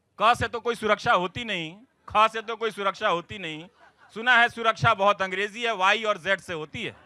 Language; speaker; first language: Hindi; non-native, local second language; Bhojpuri